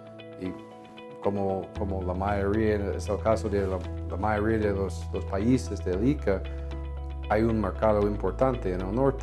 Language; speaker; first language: Spanish; non-native, fluent; English